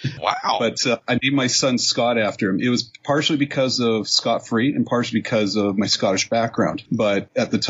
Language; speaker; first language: English; native; English